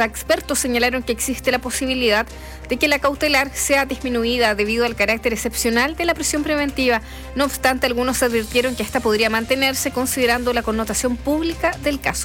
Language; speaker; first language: Spanish; native; Spanish